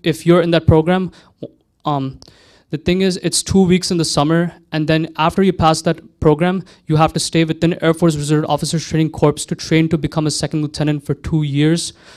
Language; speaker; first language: English; early bilingual, other home language; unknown